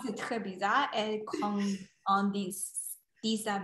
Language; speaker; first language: French; non-native, learner; Chinese